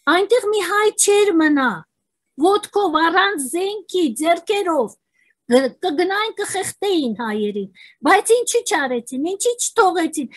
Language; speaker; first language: Armenian; non-native, local second language; Azerbaijani